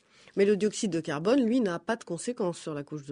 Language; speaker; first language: French; native; French